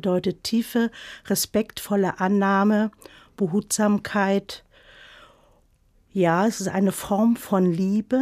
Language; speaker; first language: German; native; German